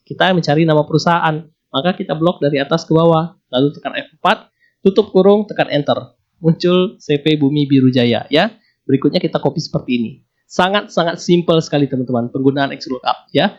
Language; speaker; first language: Indonesian; native; Indonesian